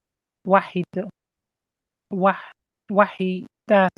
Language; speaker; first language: Arabic; non-native, learner; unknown